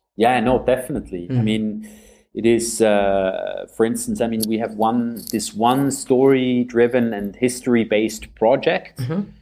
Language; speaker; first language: English; non-native, fluent; German